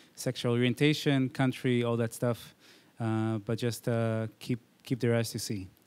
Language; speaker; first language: English; non-native, fluent; Hebrew